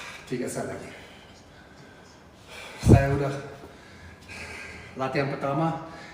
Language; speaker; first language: Indonesian; non-native, fluent; English